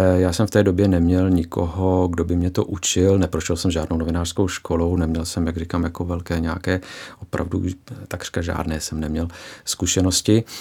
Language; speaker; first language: Czech; early bilingual, heritage; Czech